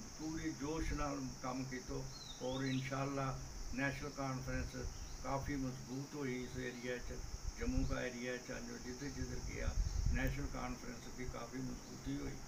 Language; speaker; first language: Punjabi; non-native, local second language; Gujari